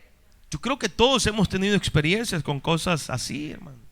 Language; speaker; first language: Spanish; native; Spanish